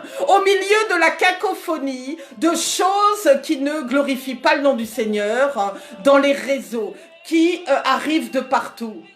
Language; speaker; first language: French; native; French